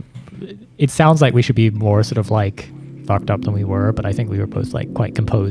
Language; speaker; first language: English; native; English